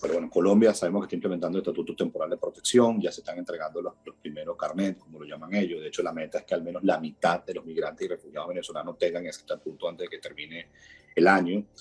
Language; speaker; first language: Spanish; native; Spanish